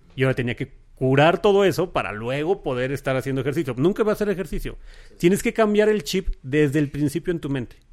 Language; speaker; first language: Spanish; native; Spanish